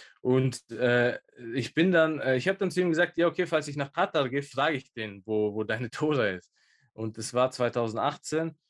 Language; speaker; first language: German; early bilingual, other home language; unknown